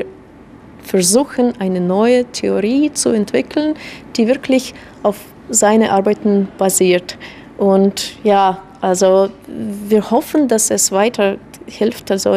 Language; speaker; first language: German; non-native, fluent; Russian